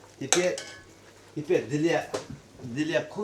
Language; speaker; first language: Russian; non-native, fluent; Uzbek